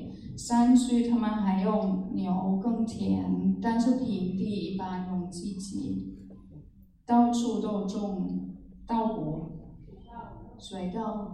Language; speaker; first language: Chinese; non-native, fluent; German